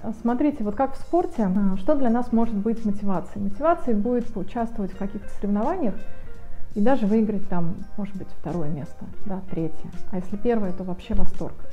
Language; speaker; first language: Russian; native; Russian